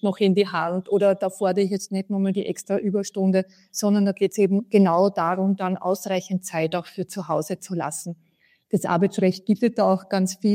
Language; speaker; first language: German; native; German